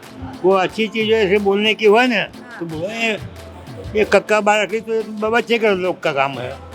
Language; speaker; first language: Hindi; non-native, local second language; Gujarati